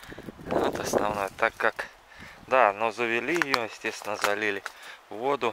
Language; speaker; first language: Russian; native; Russian